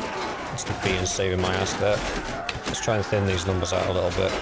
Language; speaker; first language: English; native; English